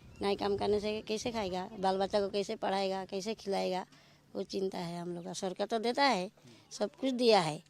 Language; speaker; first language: Hindi; non-native, local second language; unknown